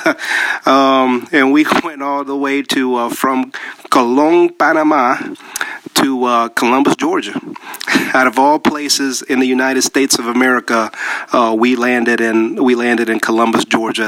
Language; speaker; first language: English; early bilingual, other home language; Spanish